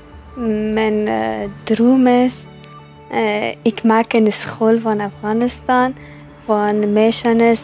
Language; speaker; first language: Dutch; early bilingual, other home language; Persian